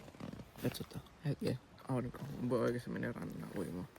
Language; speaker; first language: Finnish; non-native, learner; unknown